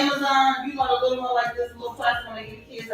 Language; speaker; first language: English; native; English